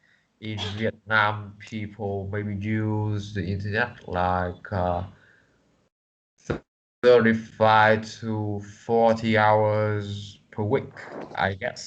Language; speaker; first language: English; non-native, learner; Vietnamese